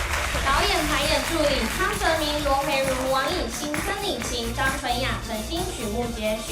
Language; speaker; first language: Chinese; native; Chinese